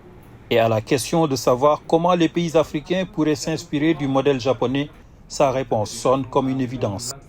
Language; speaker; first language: French; native; French